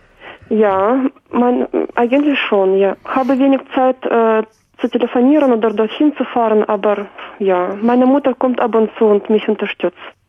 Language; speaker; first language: German; non-native, fluent; Russian